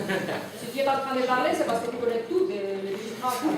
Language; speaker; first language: French; non-native, fluent; Spanish